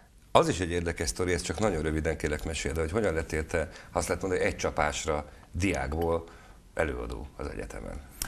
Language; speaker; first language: Hungarian; native; Hungarian